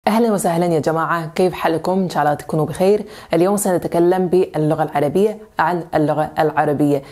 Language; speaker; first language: Arabic; non-native, fluent; French